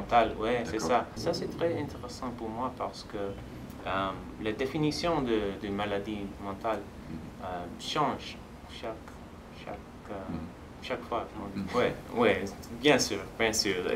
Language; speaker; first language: French; non-native, fluent; Spanish